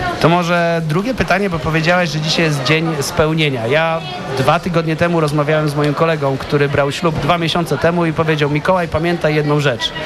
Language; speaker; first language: Polish; native; Polish